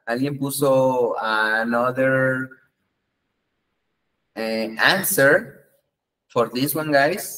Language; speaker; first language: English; non-native, fluent; Spanish